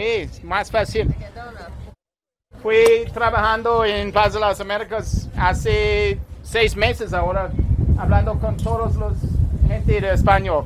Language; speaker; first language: Spanish; non-native, learner; English